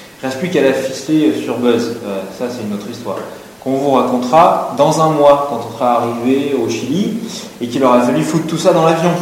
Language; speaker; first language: French; native; French